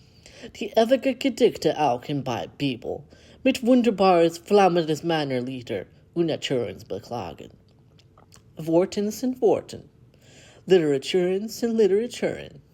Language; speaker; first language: German; non-native, learner; English